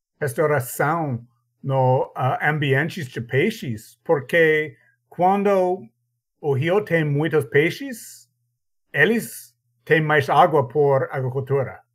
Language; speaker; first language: Portuguese; non-native, learner; English